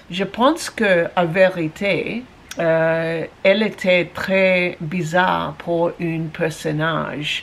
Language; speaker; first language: French; non-native, learner; English